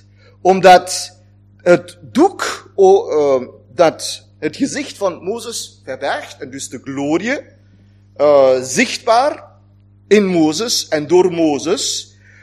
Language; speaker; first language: Dutch; non-native, fluent; German